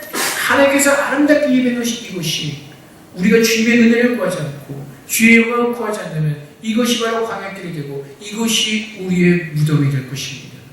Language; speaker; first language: Korean; native; Korean